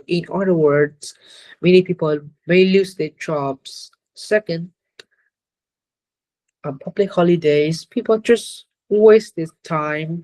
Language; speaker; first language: English; non-native, learner; Vietnamese